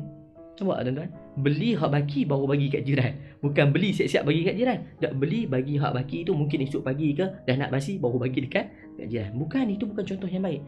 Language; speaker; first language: Malay; native; Malay